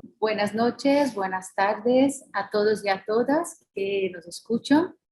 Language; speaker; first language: Spanish; non-native, fluent; Portuguese